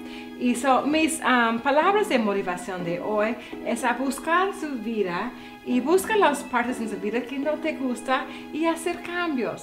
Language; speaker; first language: Spanish; non-native, learner; English